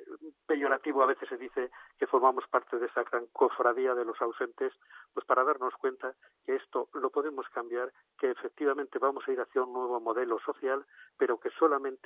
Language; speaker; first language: Spanish; native; Spanish